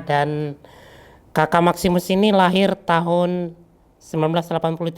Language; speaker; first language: Malay; native; Malay